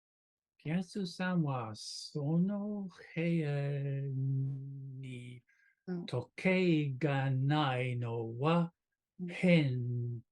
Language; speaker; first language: Japanese; non-native, learner; English